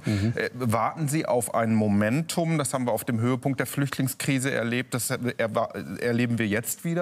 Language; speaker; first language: German; native; German